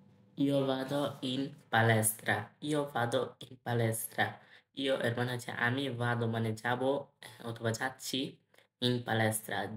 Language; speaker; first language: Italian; non-native, learner; Bangla